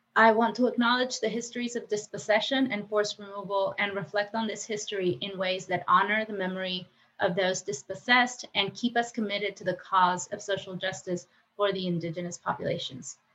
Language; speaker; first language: English; non-native, fluent; Spanish